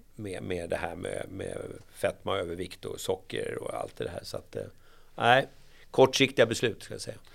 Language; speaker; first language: Swedish; native; Swedish